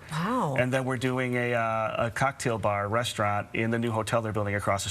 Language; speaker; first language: English; native; English